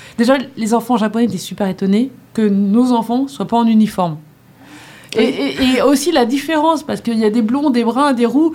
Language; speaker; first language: French; native; French